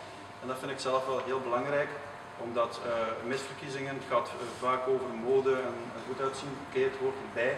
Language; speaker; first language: Dutch; native; Dutch